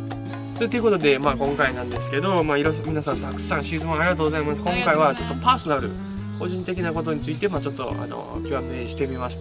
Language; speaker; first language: Japanese; native; Japanese